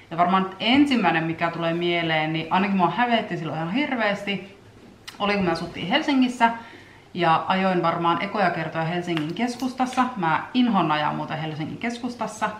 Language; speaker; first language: Finnish; native; Finnish